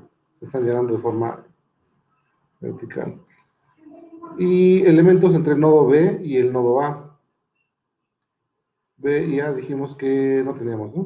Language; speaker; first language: Spanish; native; Spanish